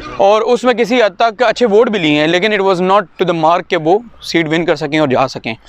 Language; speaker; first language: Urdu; non-native, local second language; Punjabi